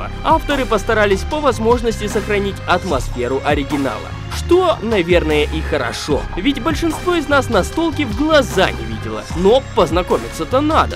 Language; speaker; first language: Russian; native; Russian